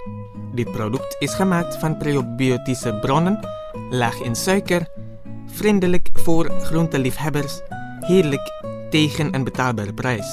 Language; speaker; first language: Dutch; non-native, fluent; Indonesian